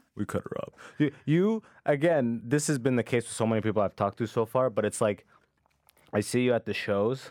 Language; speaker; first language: English; early bilingual, other home language; Arabic